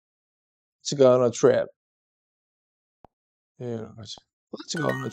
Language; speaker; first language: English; non-native, learner; Korean